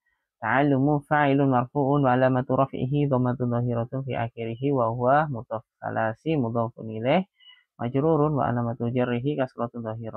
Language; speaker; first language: Arabic; non-native, fluent; Indonesian